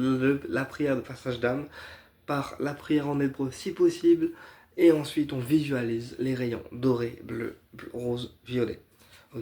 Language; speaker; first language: French; native; French